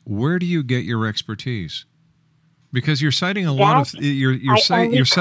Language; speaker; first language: English; native; English